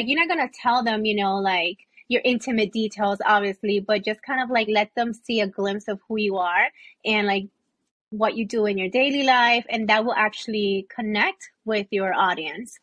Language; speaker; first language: English; non-native, fluent; Spanish